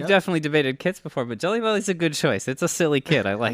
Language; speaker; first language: English; native; English